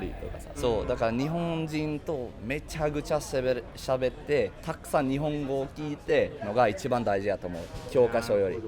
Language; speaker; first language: Japanese; non-native, fluent; Swedish